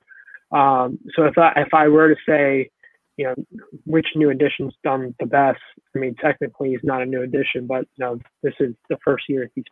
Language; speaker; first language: English; native; English